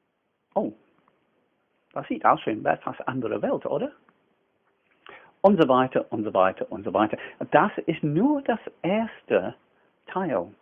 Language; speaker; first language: German; non-native, fluent; English